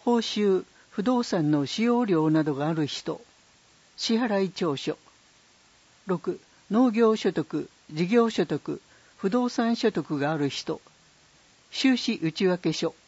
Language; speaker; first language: Japanese; native; Japanese